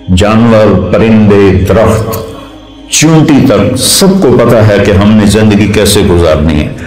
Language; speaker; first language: Urdu; non-native, local second language; Punjabi